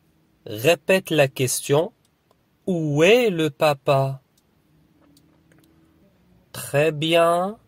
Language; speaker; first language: French; non-native, fluent; Arabic